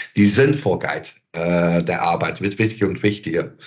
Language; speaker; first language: German; non-native, fluent; Dutch